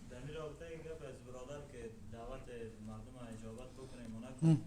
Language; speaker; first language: Persian; native; Persian